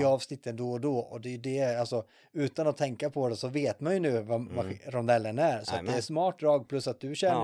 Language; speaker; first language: Swedish; native; Swedish